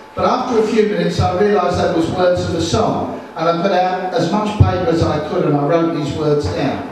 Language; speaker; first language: English; native; English